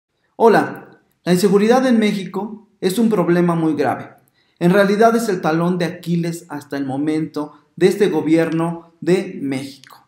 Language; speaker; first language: Spanish; native; Spanish